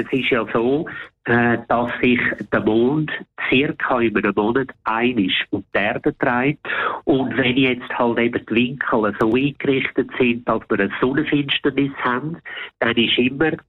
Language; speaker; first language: German; native; German